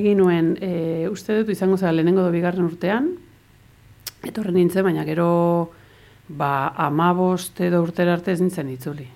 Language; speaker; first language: Basque; early bilingual, heritage; Spanish